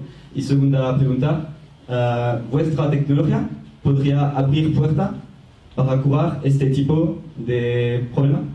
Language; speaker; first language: Spanish; non-native, fluent; French